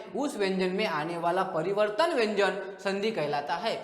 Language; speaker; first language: Hindi; non-native, local second language; Marathi